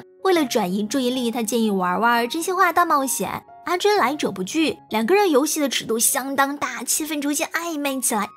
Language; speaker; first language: Chinese; native; Chinese